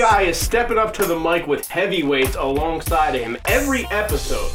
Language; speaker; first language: English; native; English